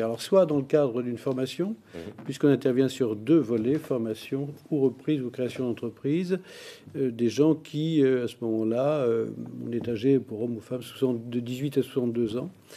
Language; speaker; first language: French; native; French